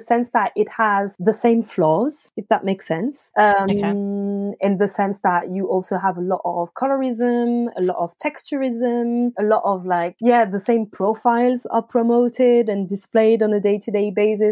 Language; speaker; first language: English; non-native, fluent; French